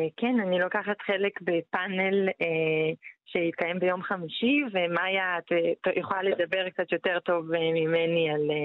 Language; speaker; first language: Hebrew; non-native, fluent; French